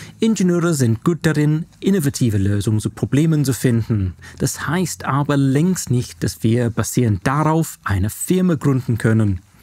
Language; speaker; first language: German; non-native, fluent; English